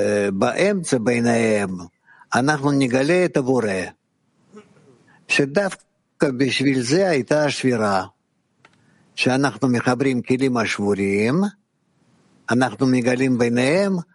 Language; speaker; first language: Hebrew; non-native, fluent; Russian